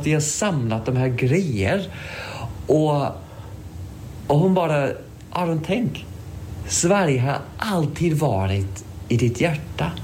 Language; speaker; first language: Swedish; non-native, fluent; English